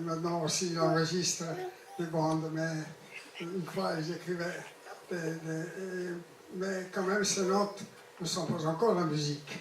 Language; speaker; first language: French; non-native, fluent; Italian